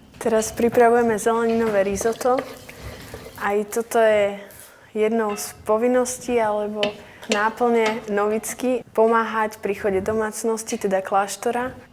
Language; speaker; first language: Slovak; early bilingual, heritage; Slovak